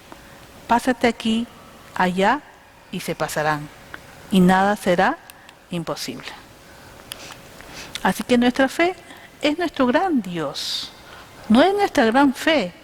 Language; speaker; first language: Spanish; native; Spanish